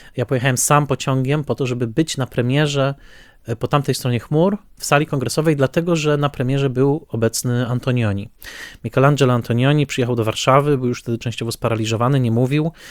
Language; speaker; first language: Polish; native; Polish